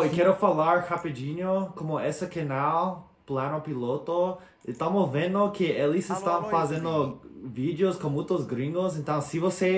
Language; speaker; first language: Portuguese; non-native, fluent; English